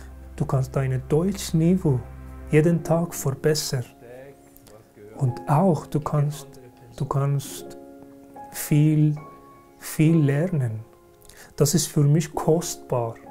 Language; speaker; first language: German; non-native, learner; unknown